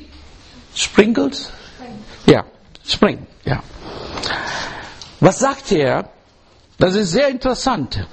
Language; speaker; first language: German; non-native, learner; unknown